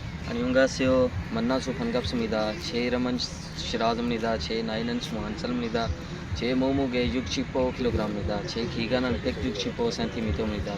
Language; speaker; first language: Korean; non-native, learner; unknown